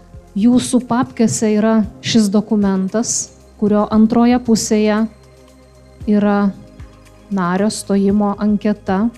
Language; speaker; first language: Lithuanian; native; Lithuanian